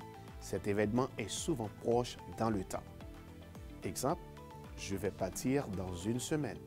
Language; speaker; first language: French; non-native, fluent; Spanish